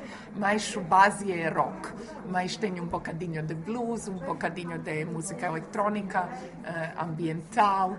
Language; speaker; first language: Portuguese; non-native, fluent; Croatian